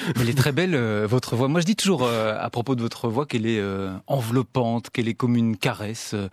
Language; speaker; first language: French; native; French